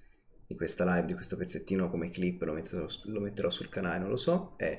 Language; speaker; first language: Italian; native; Italian